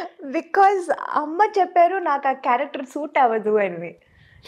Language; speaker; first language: Telugu; non-native, local second language; Tamil